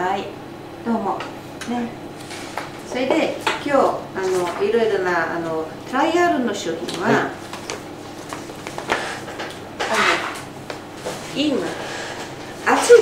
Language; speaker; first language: Japanese; non-native, fluent; Portuguese